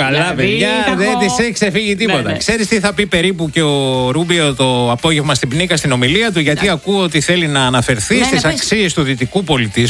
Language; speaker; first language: Greek; native; Greek